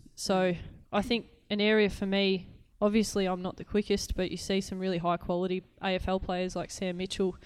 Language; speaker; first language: English; native; English